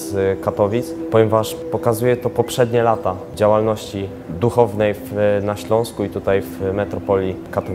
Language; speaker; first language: Polish; native; Polish